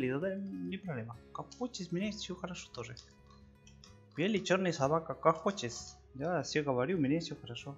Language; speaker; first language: Russian; non-native, learner; Spanish